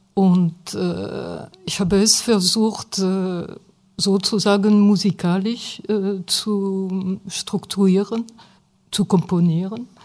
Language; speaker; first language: German; non-native, fluent; French